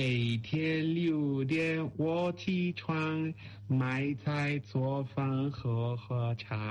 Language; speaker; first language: Chinese; non-native, learner; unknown